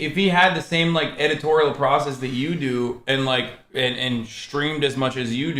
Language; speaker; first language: English; native; English